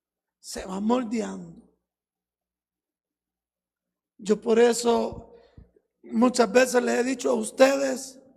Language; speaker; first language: Spanish; native; Spanish